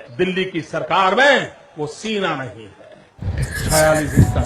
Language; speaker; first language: Hindi; native; Hindi